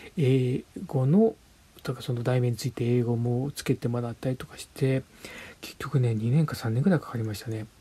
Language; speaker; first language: Japanese; native; Japanese